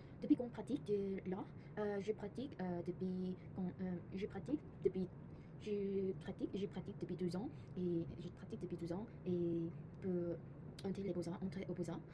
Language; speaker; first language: French; non-native, learner; Korean